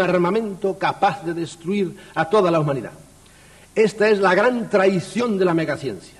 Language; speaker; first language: Spanish; native; Spanish